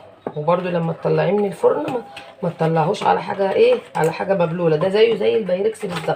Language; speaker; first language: Arabic; native; Arabic